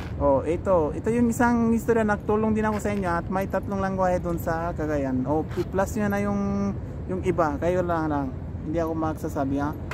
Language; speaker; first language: Filipino; non-native, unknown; Persian